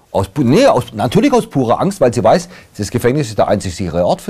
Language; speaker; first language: German; native; German